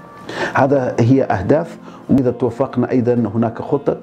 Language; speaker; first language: Arabic; native; Arabic